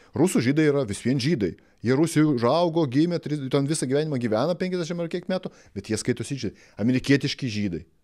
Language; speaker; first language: Lithuanian; native; Lithuanian